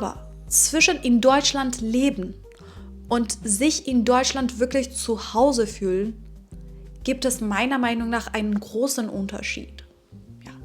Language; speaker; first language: German; non-native, fluent; Persian